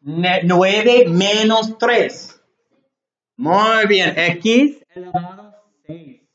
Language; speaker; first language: Spanish; non-native, learner; English